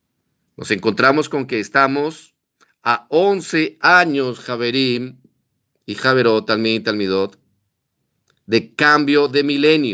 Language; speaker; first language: Spanish; native; Spanish